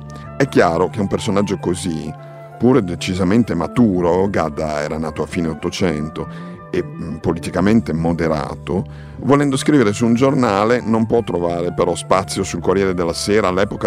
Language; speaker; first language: Italian; native; Italian